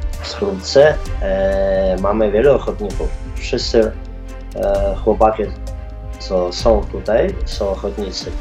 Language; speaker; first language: Polish; non-native, fluent; Ukrainian